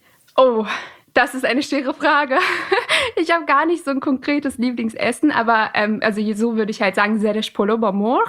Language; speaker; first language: German; early bilingual, other home language; Persian